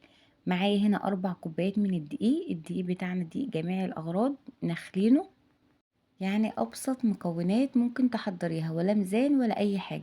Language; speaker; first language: Arabic; native; Arabic